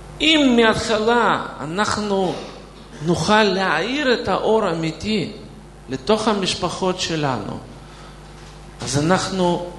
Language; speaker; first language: Hebrew; non-native, fluent; Russian